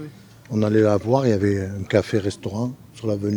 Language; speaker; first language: French; native; French